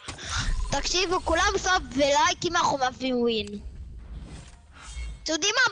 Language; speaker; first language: Hebrew; native; Hebrew